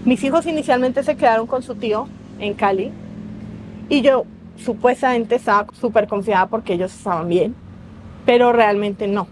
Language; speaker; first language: Spanish; native; Spanish